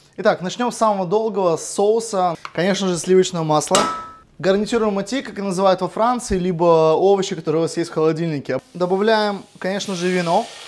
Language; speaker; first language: Russian; non-native, local second language; Romanian